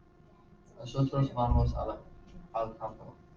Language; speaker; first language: Spanish; non-native, learner; English